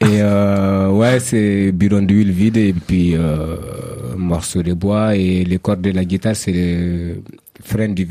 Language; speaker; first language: French; non-native, local second language; Tamasheq